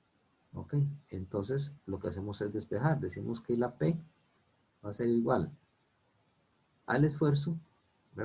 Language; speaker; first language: Spanish; native; Spanish